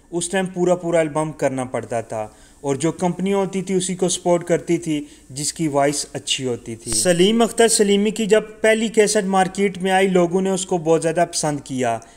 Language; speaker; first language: Urdu; non-native, local second language; Punjabi